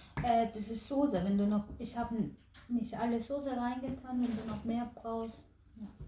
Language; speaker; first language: German; non-native, learner; Korean